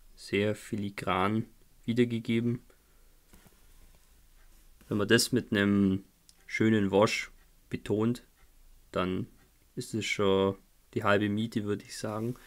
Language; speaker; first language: German; native; German